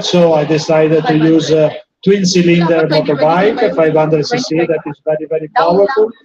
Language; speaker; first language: English; non-native, fluent; Italian